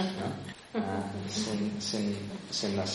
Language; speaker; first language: Spanish; non-native, fluent; English